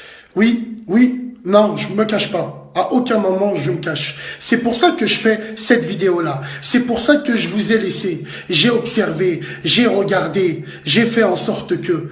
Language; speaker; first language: French; native; French